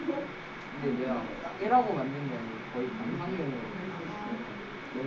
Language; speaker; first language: Korean; native; Korean